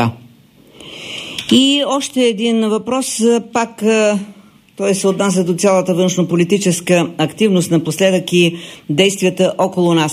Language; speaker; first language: Bulgarian; native; Bulgarian